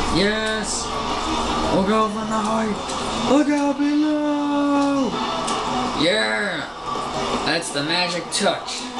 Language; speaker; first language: English; native; English